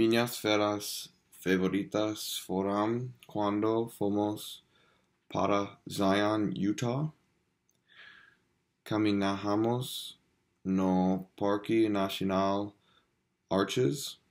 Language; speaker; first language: Portuguese; non-native, learner; English